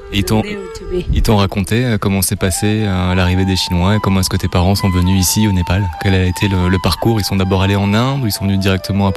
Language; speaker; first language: French; native; French